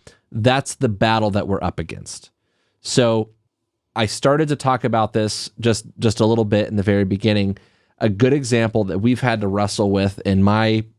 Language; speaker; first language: English; native; English